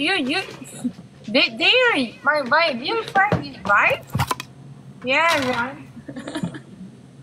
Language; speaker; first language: English; non-native, learner; Korean